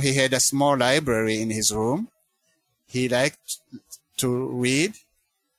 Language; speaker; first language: English; non-native, local second language; Kinyarwanda